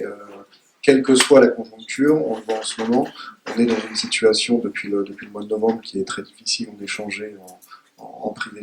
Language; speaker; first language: French; native; French